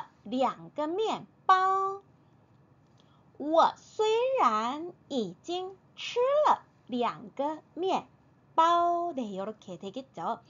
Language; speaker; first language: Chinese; non-native, fluent; Korean